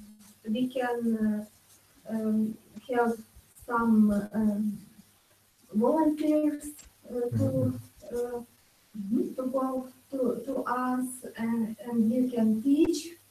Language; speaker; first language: English; non-native, learner; Ukrainian